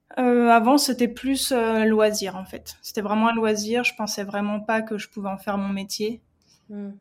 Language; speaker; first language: French; native; French